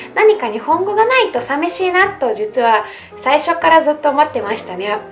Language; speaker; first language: Japanese; non-native, fluent; Russian